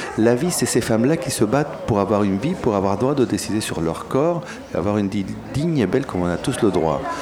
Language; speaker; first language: French; early bilingual, other home language; Spanish